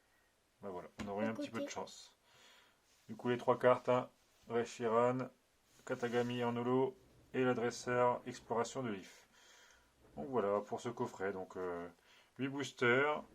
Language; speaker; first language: French; native; French